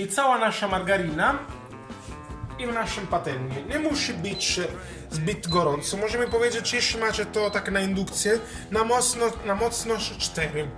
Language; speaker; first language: Polish; non-native, learner; Italian